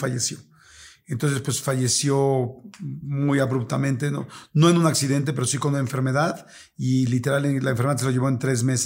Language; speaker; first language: Spanish; native; Spanish